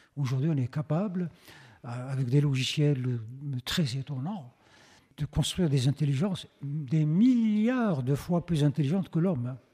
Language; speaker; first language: French; non-native, local second language; Arabic